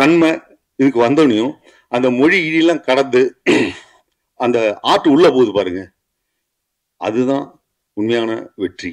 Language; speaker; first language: Tamil; native; Tamil